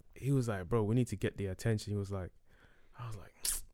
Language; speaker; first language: English; non-native, local second language; Akan